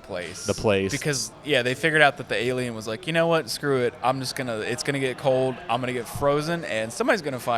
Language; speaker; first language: English; native; English